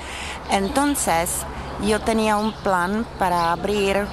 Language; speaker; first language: Spanish; non-native, fluent; Czech